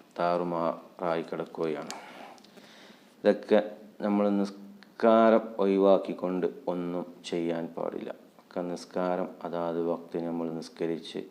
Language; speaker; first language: Malayalam; native; Malayalam